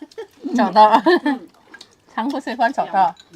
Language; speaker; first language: Chinese; non-native, fluent; Indonesian